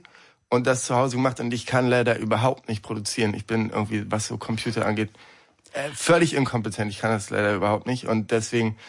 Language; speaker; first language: German; native; German